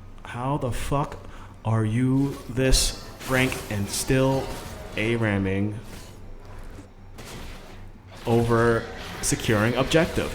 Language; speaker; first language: English; native; English